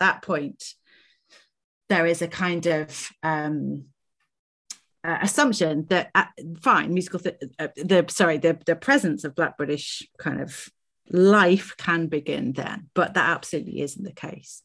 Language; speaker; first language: English; native; English